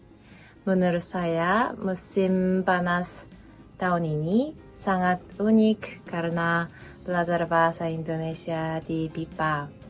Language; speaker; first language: Indonesian; non-native, learner; Korean